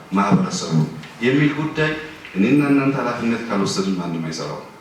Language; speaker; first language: Amharic; native; Amharic